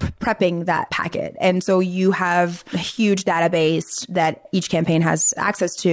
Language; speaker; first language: English; non-native, fluent; Arabic